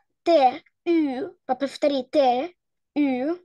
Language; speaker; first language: Russian; native; Russian